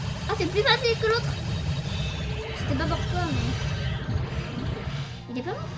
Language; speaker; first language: French; early bilingual, heritage; French